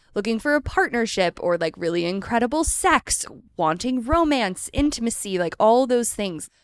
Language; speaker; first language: English; native; English